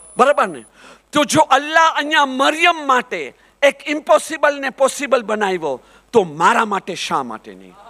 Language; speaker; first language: Gujarati; early bilingual, heritage; Gujarati